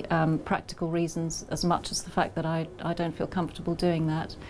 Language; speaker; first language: English; non-native, fluent; Dutch